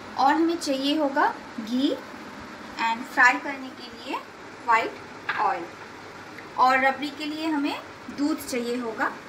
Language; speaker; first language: Hindi; non-native, local second language; Bangla